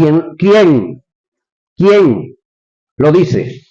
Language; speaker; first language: Spanish; native; Spanish